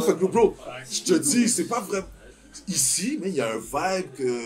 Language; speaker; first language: French; native; French